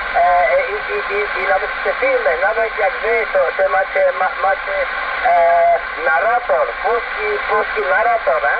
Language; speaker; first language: Polish; non-native, learner; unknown